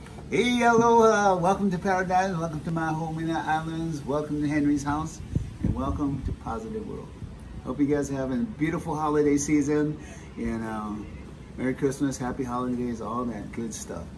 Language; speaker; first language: English; native; English